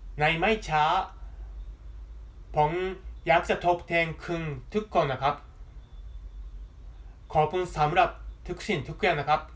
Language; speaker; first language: Thai; non-native, fluent; Japanese